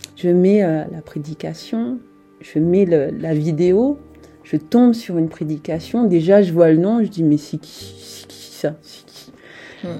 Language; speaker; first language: French; native; French